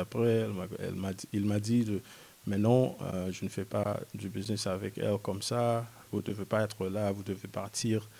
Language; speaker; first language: French; non-native, local second language; Haitian Creole